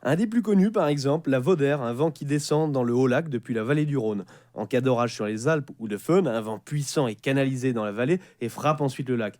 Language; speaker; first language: French; native; French